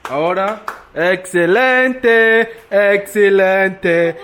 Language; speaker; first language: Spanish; non-native, learner; English